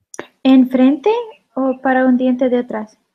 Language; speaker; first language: Spanish; non-native, learner; English